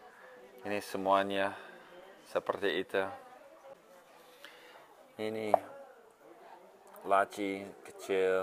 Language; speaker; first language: Indonesian; non-native, fluent; English